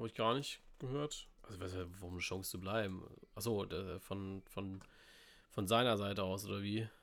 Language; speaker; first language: German; native; German